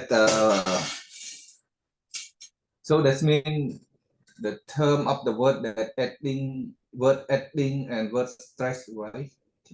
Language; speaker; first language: English; non-native, learner; Khmer